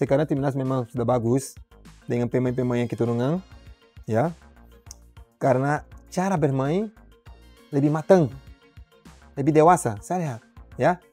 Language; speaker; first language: Indonesian; non-native, fluent; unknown